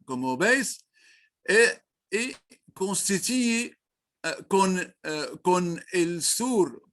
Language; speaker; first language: Spanish; non-native, learner; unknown